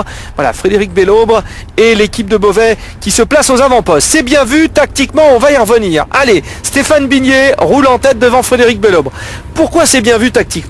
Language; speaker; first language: French; native; French